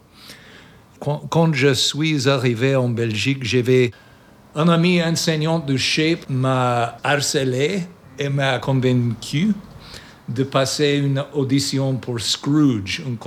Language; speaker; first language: French; non-native, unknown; English